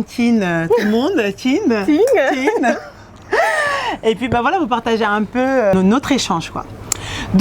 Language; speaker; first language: French; native; French